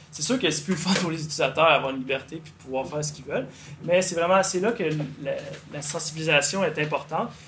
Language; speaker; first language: French; native; French